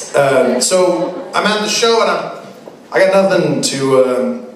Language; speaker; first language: English; native; English